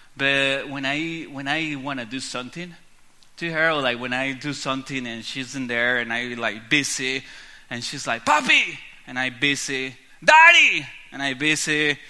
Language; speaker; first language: English; non-native, learner; Spanish